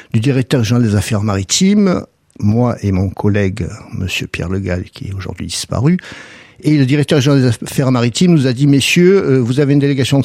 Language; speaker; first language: French; native; French